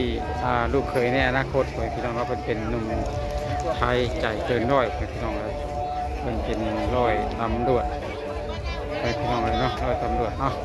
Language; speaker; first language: Thai; non-native, local second language; Lao